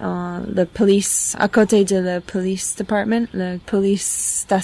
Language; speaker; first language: French; non-native, learner; English